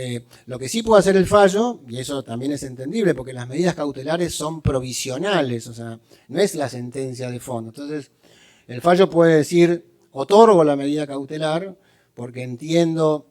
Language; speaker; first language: Spanish; native; Spanish